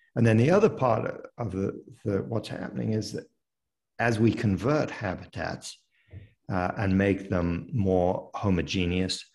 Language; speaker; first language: English; early bilingual, other home language; French